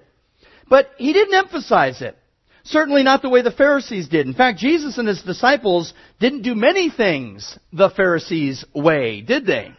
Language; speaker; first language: English; native; English